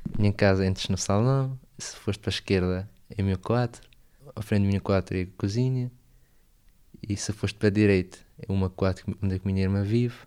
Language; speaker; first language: Portuguese; non-native, learner; Arabic